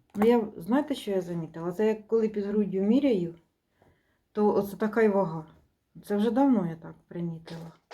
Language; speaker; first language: Ukrainian; non-native, local second language; Russian